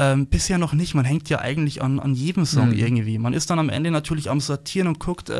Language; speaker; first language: German; native; German